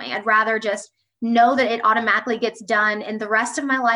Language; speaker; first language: English; native; English